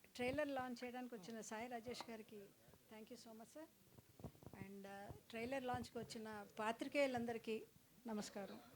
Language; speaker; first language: Telugu; native; Telugu